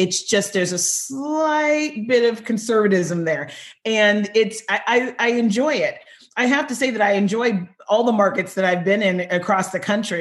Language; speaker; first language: English; native; English